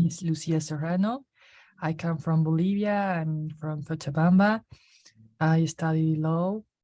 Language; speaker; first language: English; non-native, learner; Spanish